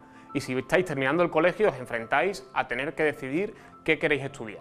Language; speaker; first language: Spanish; native; Spanish